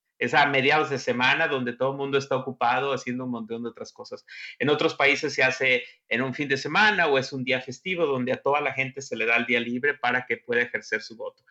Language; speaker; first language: Spanish; native; Spanish